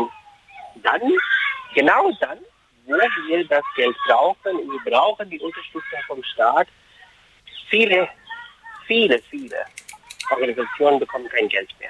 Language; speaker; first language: German; non-native, fluent; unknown